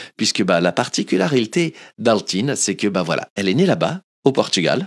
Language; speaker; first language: French; early bilingual, other home language; Portuguese